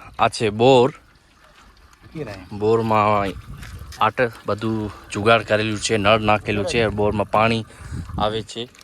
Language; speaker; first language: Gujarati; non-native, local second language; Kachhi